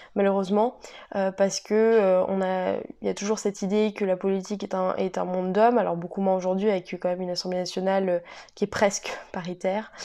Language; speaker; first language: French; native; French